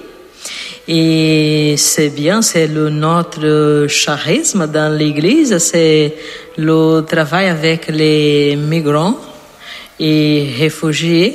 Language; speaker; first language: French; non-native, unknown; Portuguese